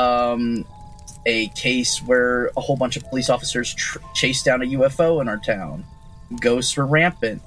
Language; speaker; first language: English; native; English